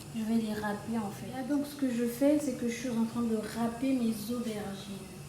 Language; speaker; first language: French; non-native, local second language; Lingala